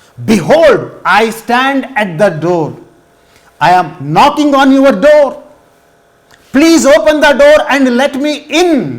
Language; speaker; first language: English; non-native, local second language; Telugu